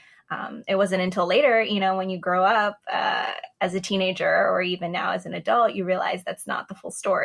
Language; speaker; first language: English; native; English